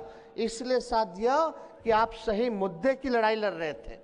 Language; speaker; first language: Hindi; native; Hindi